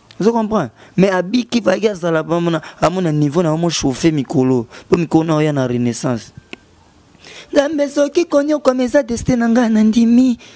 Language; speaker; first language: Lingala; native; Lingala